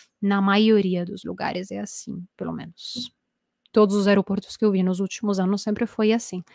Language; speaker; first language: Portuguese; non-native, fluent; Italian